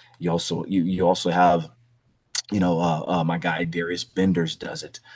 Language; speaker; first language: English; native; English